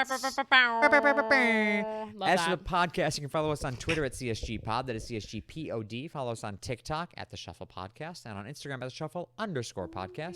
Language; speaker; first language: English; native; English